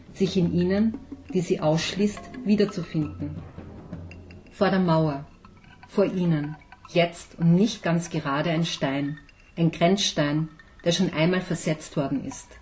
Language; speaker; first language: German; native; German